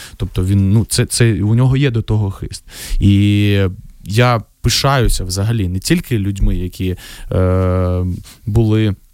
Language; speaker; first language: Ukrainian; non-native, local second language; Russian